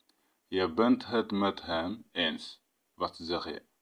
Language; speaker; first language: Dutch; non-native, fluent; Tigrinya